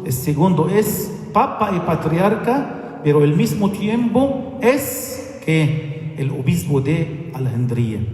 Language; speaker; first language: Spanish; non-native, fluent; Arabic